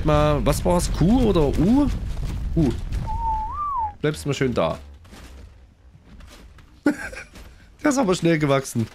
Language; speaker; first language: German; native; German